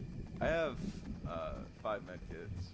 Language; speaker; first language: English; native; English